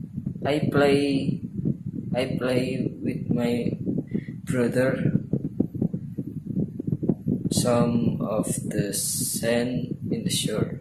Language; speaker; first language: English; non-native, learner; Indonesian